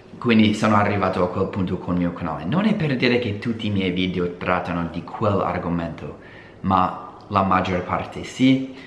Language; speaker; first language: Italian; non-native, fluent; English